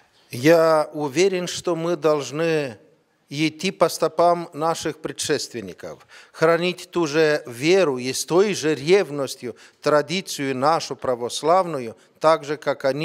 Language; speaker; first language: Russian; non-native, fluent; Romanian